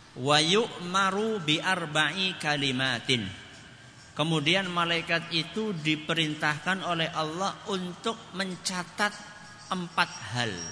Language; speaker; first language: Indonesian; non-native, local second language; Javanese